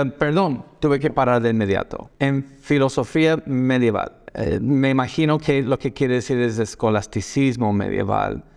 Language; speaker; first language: Spanish; non-native, fluent; English